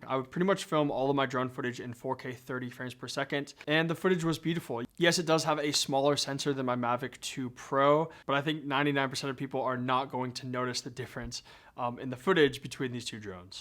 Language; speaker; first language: English; native; English